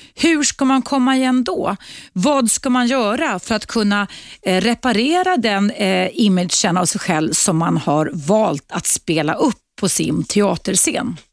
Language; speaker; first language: Swedish; native; Swedish